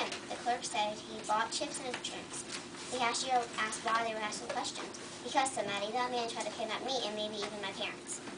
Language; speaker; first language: English; native; English